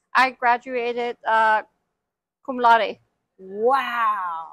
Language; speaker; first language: English; native; English